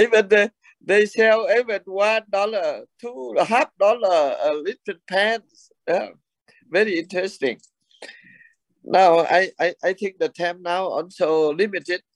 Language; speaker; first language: English; non-native, learner; Vietnamese